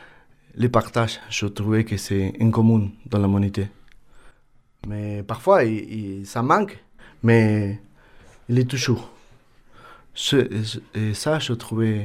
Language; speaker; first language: French; non-native, learner; Spanish